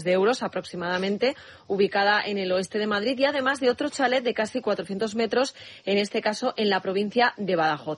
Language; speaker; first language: Spanish; native; Spanish